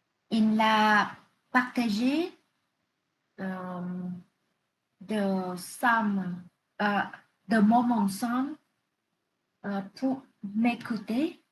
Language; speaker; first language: French; non-native, learner; Vietnamese